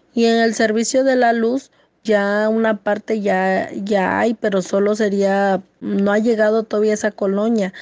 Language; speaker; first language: Spanish; native; Spanish